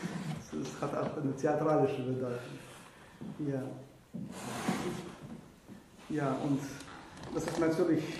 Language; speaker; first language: German; non-native, fluent; Russian